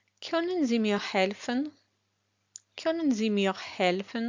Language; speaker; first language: German; non-native, fluent; Ukrainian